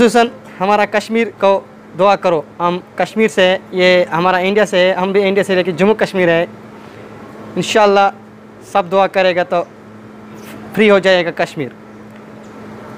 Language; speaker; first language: Hindi; non-native, local second language; Kashmiri